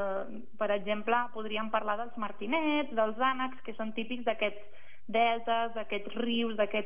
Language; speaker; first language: Catalan; native; Catalan